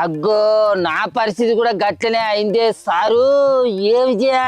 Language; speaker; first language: Telugu; native; Telugu